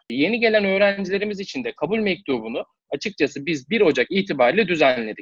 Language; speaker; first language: Turkish; native; Turkish